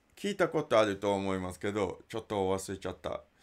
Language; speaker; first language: Japanese; non-native, learner; English